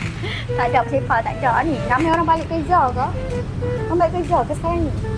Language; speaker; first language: Malay; native; Malay